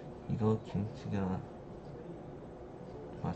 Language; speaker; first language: Korean; non-native, learner; English